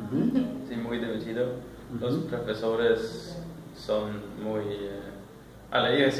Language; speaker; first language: Spanish; non-native, learner; Swedish